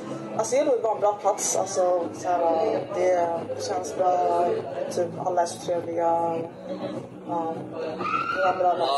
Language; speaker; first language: Swedish; early bilingual, other home language; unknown